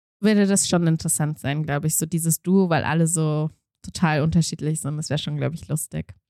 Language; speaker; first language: German; native; German